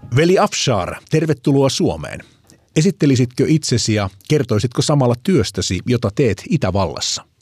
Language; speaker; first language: Finnish; native; Finnish